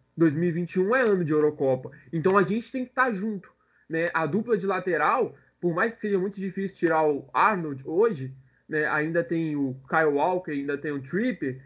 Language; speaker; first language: Portuguese; native; Portuguese